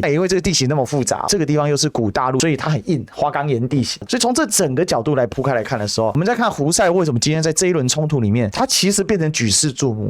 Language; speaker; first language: Chinese; native; Chinese